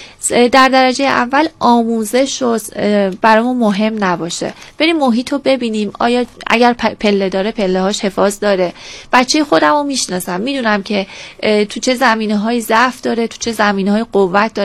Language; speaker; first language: Persian; non-native, local second language; Azerbaijani